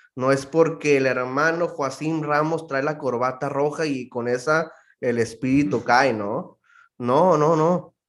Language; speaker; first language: Spanish; native; Spanish